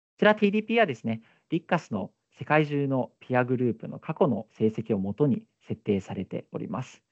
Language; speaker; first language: Japanese; native; Japanese